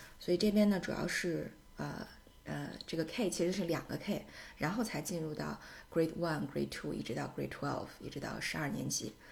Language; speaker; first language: Chinese; native; Chinese